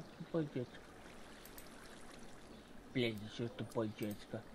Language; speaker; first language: Russian; non-native, learner; Latvian